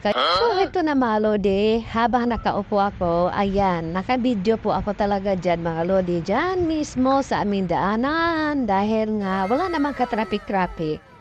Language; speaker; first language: Filipino; non-native, local second language; Cebuano